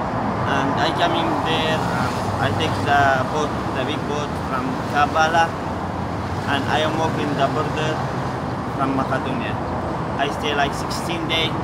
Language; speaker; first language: English; non-native, learner; Arabic